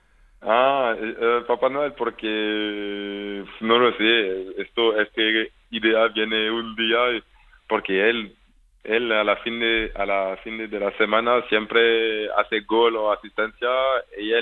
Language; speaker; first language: Spanish; non-native, fluent; French